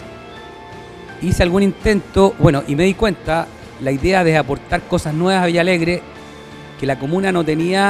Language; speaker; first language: Spanish; native; Spanish